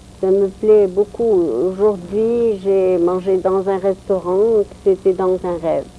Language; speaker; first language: French; non-native, local second language; Arabic